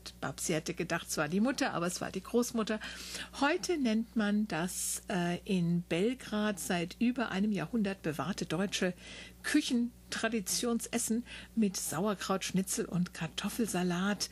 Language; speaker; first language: German; native; German